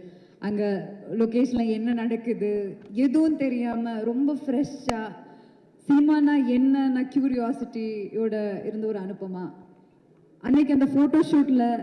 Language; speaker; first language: Tamil; non-native, local second language; Malayalam